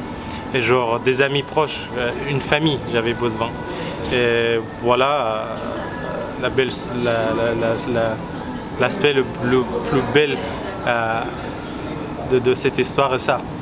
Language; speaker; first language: French; non-native, fluent; Persian